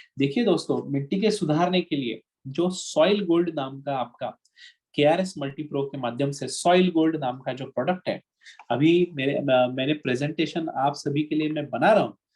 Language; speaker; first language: Hindi; non-native, local second language; Marathi